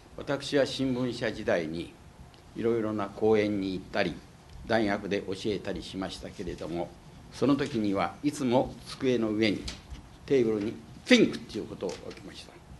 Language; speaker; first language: Japanese; native; Japanese